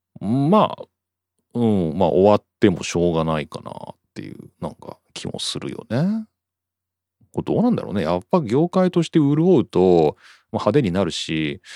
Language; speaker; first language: Japanese; native; Japanese